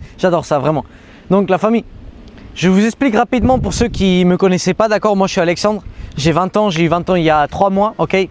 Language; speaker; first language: French; native; French